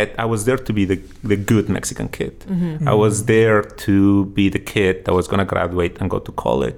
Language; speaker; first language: English; non-native, fluent; Spanish